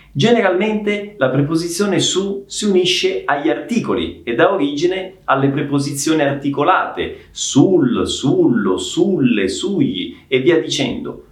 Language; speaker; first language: Italian; native; Italian